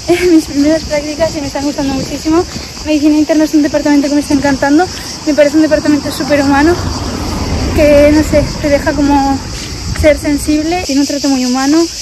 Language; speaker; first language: Spanish; native; Spanish